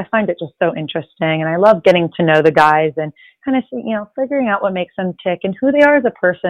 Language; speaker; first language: English; early bilingual, other home language; Spanish